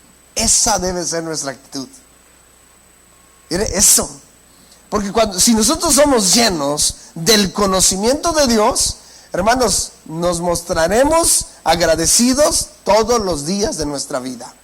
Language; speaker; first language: Spanish; native; Spanish